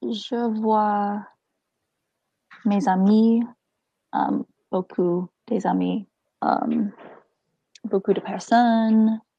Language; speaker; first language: French; non-native, learner; English